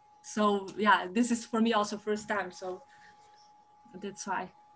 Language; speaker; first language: English; non-native, learner; Dutch